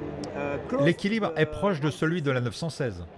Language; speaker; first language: French; native; French